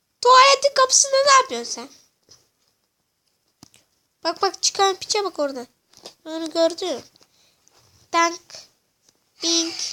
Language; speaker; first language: Turkish; native; Turkish